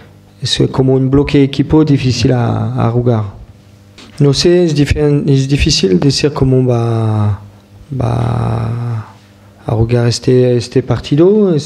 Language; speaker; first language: Spanish; non-native, fluent; French